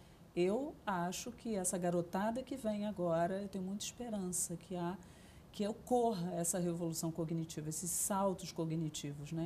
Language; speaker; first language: Portuguese; native; Portuguese